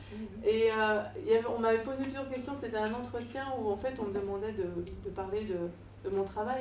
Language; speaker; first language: French; native; French